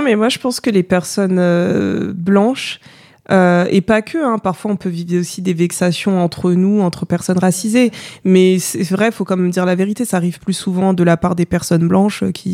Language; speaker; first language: French; native; French